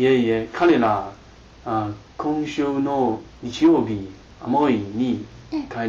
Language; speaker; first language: Japanese; non-native, learner; Chinese